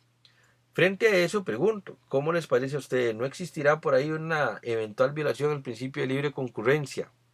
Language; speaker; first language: Spanish; native; Spanish